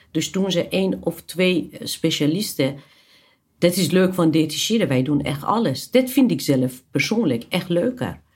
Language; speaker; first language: Dutch; non-native, fluent; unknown